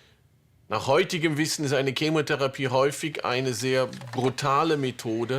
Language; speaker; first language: German; native; German